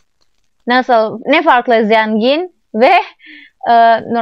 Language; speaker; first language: Turkish; non-native, learner; Indonesian